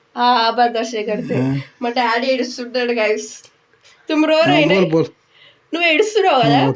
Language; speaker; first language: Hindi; native; Hindi